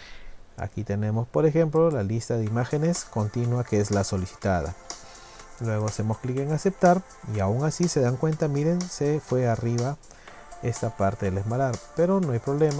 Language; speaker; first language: Spanish; native; Spanish